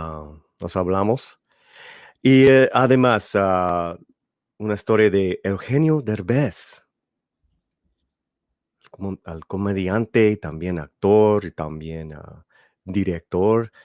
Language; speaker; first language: Spanish; early bilingual, heritage; Spanish